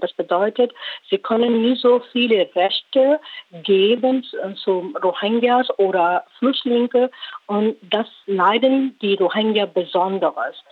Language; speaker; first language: German; non-native, learner; Rohingya